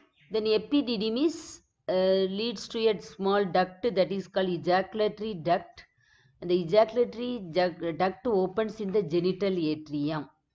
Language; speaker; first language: English; non-native, local second language; Tamil